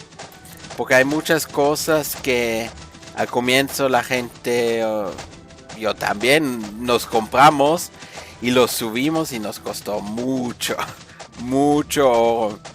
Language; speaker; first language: Spanish; non-native, fluent; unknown